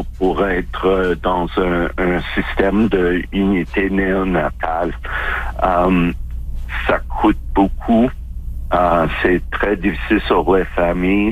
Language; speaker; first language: French; non-native, local second language; English